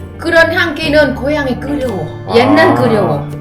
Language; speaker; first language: Korean; non-native, learner; Vietnamese